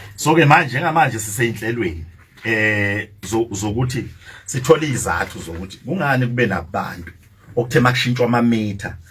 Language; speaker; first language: Zulu; native; Zulu